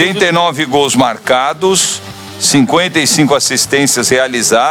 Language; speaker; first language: Portuguese; native; Portuguese